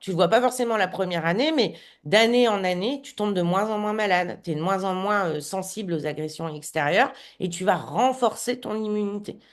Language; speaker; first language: French; native; French